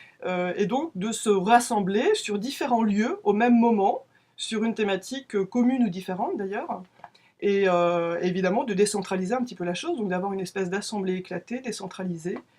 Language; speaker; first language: French; native; French